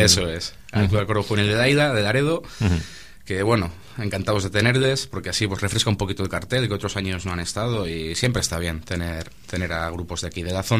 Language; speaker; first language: Spanish; native; Spanish